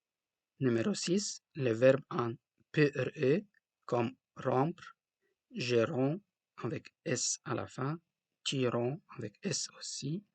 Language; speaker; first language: French; non-native, local second language; Arabic